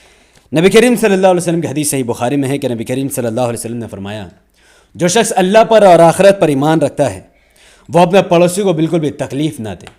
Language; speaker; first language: Hindi; native; Hindi